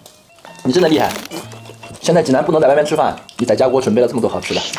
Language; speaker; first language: Chinese; native; Chinese